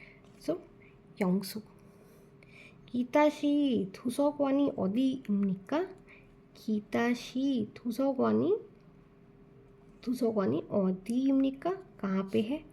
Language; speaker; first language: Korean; non-native, fluent; Hindi